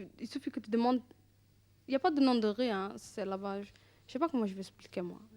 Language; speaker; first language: French; early bilingual, other home language; Arabic